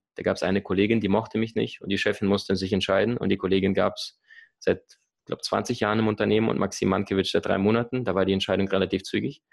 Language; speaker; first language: German; early bilingual, other home language; Russian